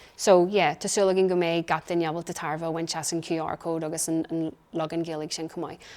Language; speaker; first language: Irish; non-native, local second language; English